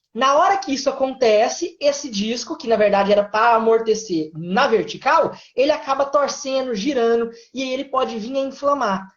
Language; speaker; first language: Portuguese; native; Portuguese